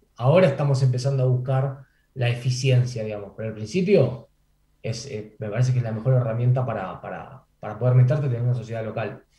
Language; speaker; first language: Spanish; native; Spanish